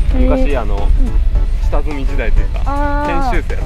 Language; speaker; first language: Japanese; native; Japanese